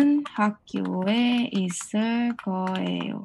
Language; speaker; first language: Korean; non-native, fluent; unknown